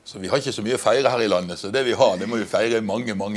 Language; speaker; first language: Norwegian; native; Norwegian